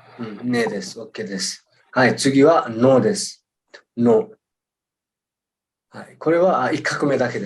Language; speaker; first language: Japanese; non-native, fluent; Nepali